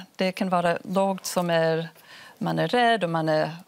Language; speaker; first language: Swedish; non-native, fluent; Spanish